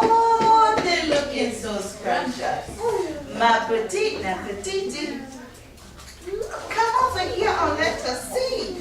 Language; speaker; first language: English; early bilingual, other home language; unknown